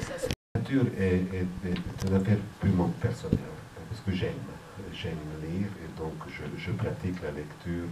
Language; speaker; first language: French; non-native, fluent; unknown